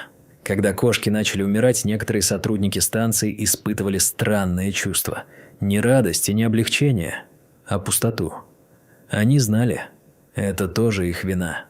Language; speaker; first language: Russian; native; Russian